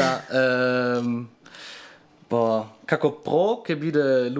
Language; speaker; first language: Macedonian; non-native, learner; German